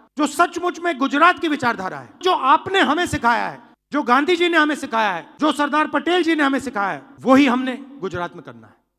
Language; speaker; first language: Hindi; native; Hindi